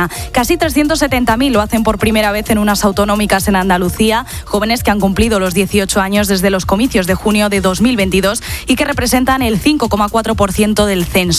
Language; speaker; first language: Spanish; native; Spanish